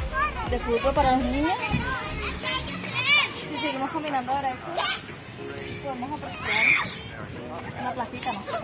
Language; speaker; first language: Spanish; native; Spanish